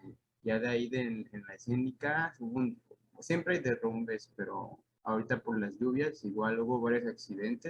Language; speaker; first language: Spanish; native; Spanish